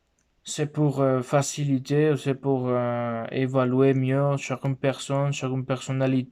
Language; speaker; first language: French; non-native, learner; Spanish